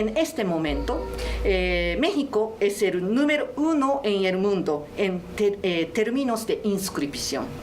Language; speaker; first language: Spanish; non-native, learner; Japanese